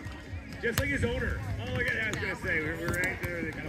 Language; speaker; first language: English; native; English